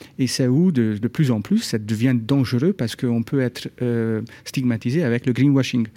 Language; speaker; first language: French; non-native, fluent; Hungarian